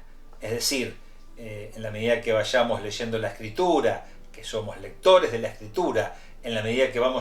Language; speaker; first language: Spanish; native; Spanish